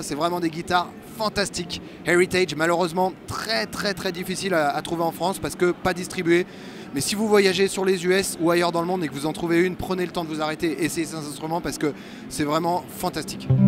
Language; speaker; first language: French; native; French